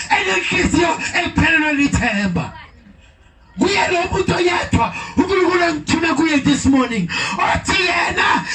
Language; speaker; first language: Zulu; non-native, local second language; Xhosa